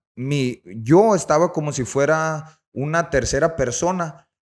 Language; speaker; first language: Spanish; native; Spanish